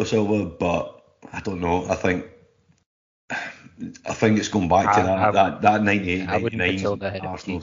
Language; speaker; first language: English; native; English